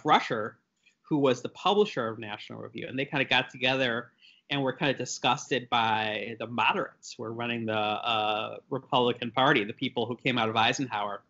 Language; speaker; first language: English; native; English